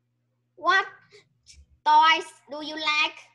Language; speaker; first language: English; non-native, learner; Vietnamese